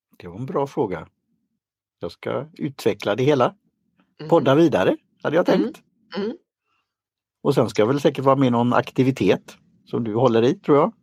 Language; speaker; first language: Swedish; native; Swedish